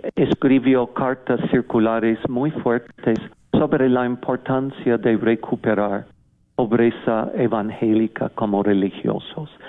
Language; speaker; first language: Spanish; non-native, fluent; English